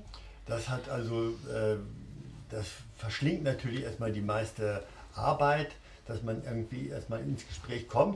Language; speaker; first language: German; native; German